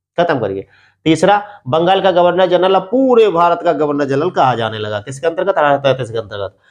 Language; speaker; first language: Hindi; native; Hindi